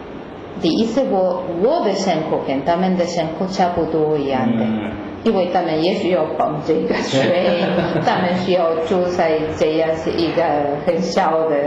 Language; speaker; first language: Chinese; non-native, learner; Spanish